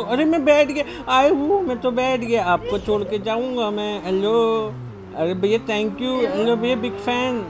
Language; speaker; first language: Hindi; native; Hindi